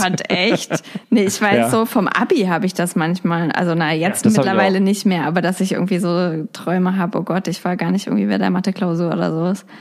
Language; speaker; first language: German; native; German